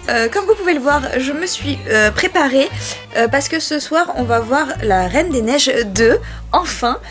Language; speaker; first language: French; native; French